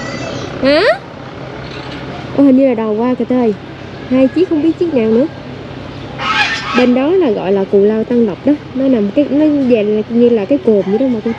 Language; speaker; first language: Vietnamese; native; Vietnamese